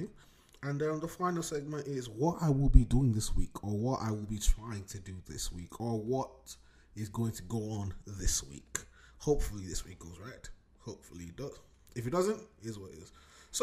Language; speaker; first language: English; non-native, local second language; Yoruba